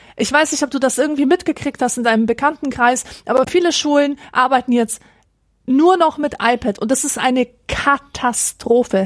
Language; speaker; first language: German; early bilingual, other home language; Polish